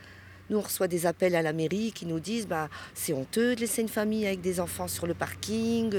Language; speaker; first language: French; native; French